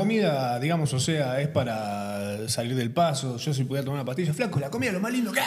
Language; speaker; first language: Spanish; native; Spanish